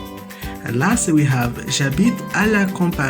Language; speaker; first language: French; non-native, fluent; English